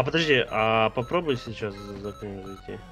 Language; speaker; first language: Russian; native; Russian